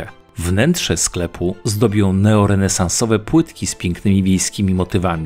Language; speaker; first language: Polish; native; Polish